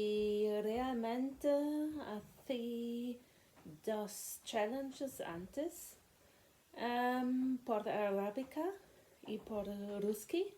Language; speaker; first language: Spanish; non-native, learner; German